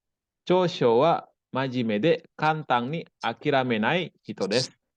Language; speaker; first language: Japanese; non-native, fluent; Indonesian